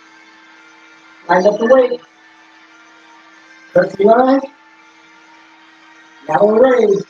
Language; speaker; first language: English; native; English